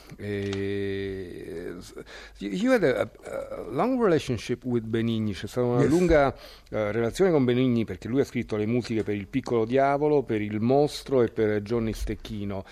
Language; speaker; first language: Italian; native; Italian